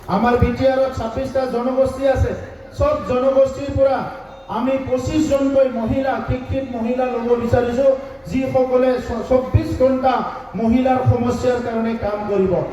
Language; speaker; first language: Assamese; non-native, local second language; Bodo